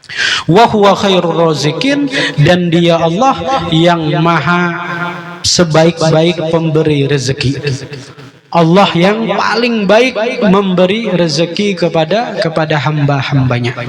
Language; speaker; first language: Indonesian; non-native, local second language; Banjar